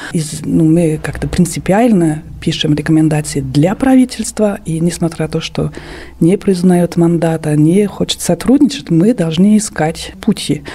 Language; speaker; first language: Russian; non-native, fluent; French